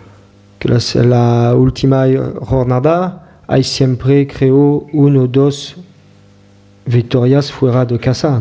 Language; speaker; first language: Spanish; non-native, fluent; French